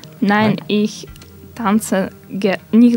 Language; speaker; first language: German; non-native, learner; Russian